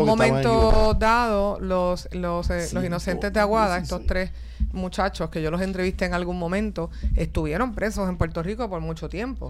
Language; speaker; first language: Spanish; native; Spanish